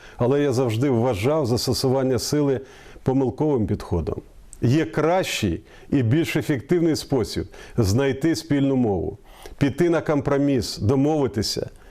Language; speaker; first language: Ukrainian; non-native, local second language; Russian